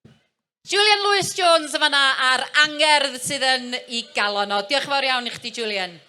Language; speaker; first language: Welsh; native; Welsh